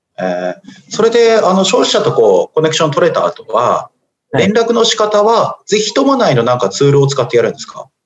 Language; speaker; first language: Japanese; native; Japanese